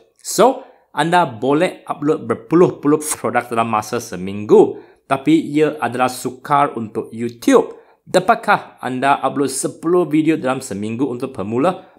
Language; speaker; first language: Malay; non-native, local second language; Chinese